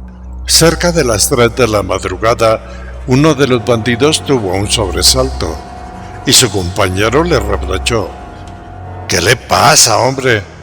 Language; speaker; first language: Spanish; native; Spanish